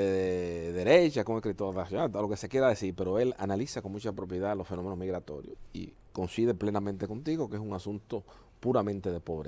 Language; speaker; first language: Spanish; native; Spanish